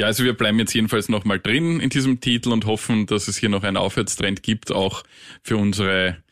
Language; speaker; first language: German; native; German